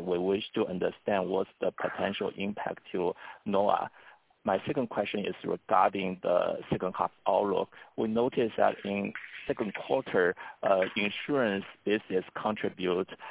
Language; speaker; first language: English; non-native, fluent; Chinese